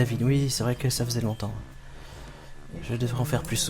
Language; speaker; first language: French; native; French